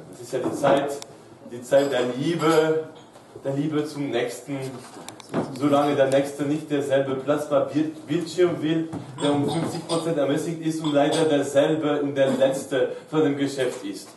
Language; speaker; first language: German; non-native, fluent; French